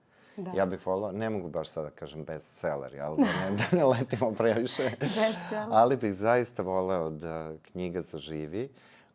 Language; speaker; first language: Serbian; native; Serbian